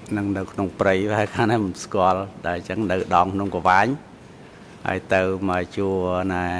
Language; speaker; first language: Khmer; non-native, local second language; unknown